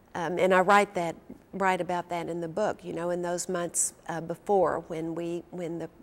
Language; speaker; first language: English; native; English